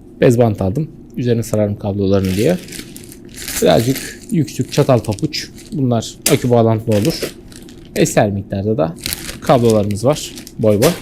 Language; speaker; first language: Turkish; native; Turkish